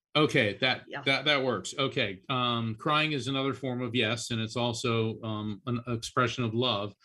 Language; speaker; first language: English; early bilingual, other home language; Italian